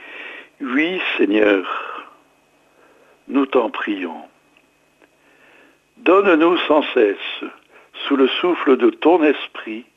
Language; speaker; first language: French; native; French